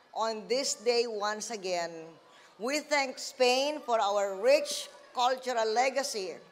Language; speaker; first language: English; non-native, local second language; Filipino